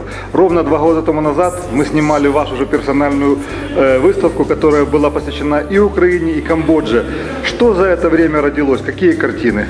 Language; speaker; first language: Russian; native; Russian